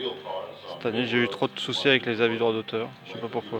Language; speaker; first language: French; native; French